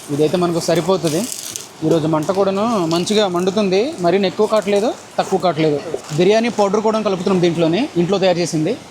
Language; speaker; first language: Telugu; non-native, local second language; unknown